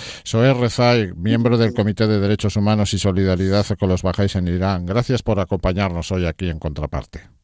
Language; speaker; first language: Spanish; native; Spanish